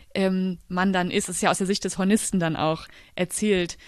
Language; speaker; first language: German; native; German